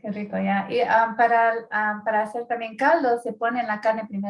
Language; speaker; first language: Spanish; early bilingual, heritage; Spanish